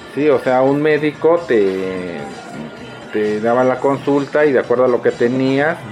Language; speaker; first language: Spanish; native; Spanish